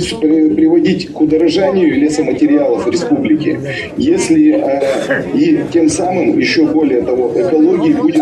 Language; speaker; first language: Russian; native; Russian